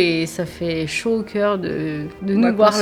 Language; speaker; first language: French; native; French